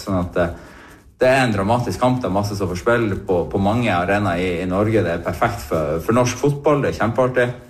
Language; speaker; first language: Norwegian; native; Norwegian